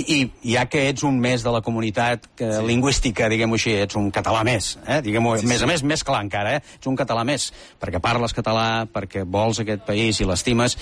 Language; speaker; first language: Catalan; native; Catalan